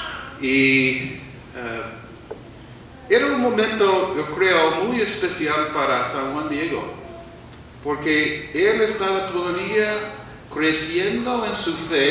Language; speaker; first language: Spanish; non-native, fluent; English